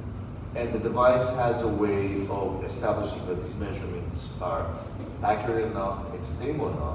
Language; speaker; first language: English; non-native, fluent; Greek